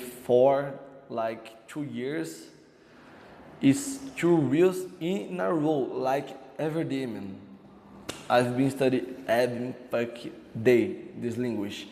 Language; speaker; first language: English; non-native, learner; Portuguese